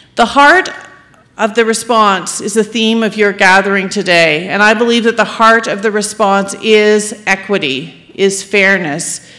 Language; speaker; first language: English; native; English